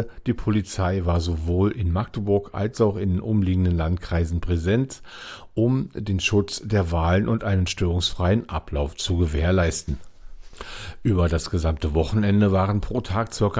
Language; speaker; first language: German; native; German